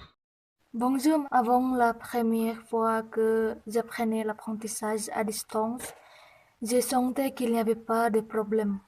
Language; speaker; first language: French; non-native, learner; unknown